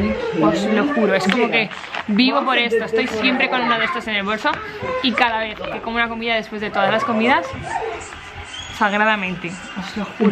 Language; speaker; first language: Spanish; native; Spanish